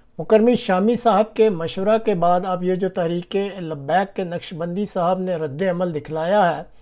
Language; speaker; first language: Urdu; non-native, local second language; Punjabi